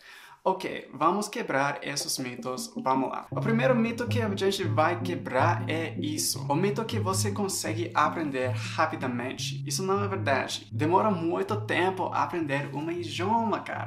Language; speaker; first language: Portuguese; non-native, fluent; English